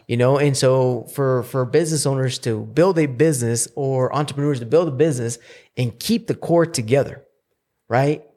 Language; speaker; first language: English; early bilingual, other home language; Spanish